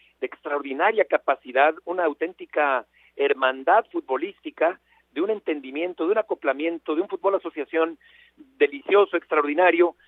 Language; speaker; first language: Spanish; native; Spanish